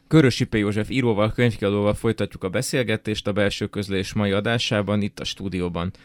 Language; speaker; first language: Hungarian; native; Hungarian